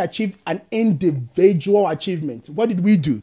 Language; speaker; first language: English; non-native, local second language; Akan